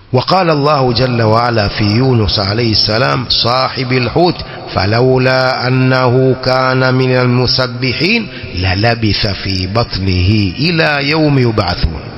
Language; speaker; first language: Arabic; non-native, fluent; Swahili